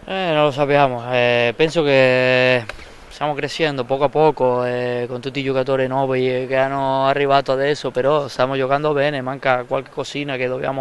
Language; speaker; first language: Italian; non-native, fluent; Spanish